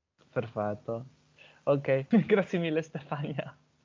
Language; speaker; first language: Italian; non-native, fluent; English